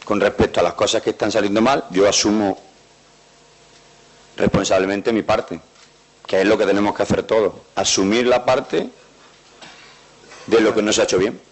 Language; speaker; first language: Spanish; native; Spanish